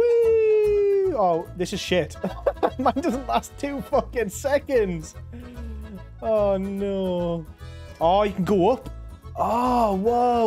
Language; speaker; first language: English; native; English